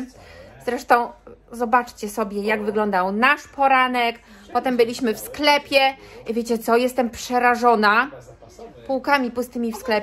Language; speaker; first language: Polish; native; Polish